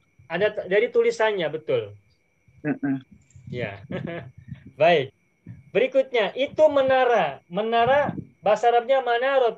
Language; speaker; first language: Indonesian; native; Indonesian